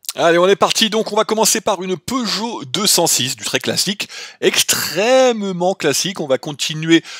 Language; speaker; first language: French; native; French